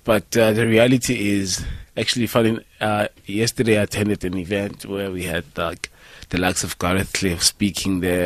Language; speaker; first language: English; non-native, local second language; Northern Sotho